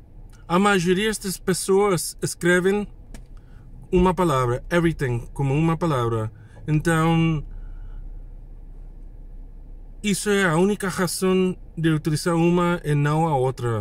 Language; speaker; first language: Portuguese; non-native, fluent; English